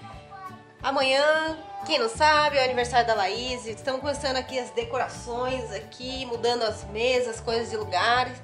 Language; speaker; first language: Portuguese; native; Portuguese